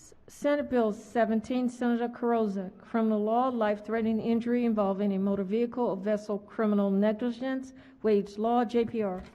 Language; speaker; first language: English; native; English